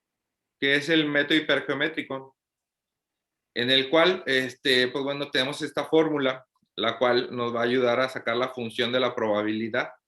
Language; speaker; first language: Spanish; native; Spanish